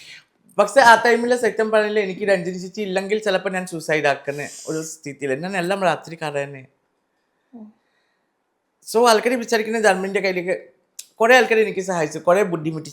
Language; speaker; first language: Malayalam; non-native, learner; Assamese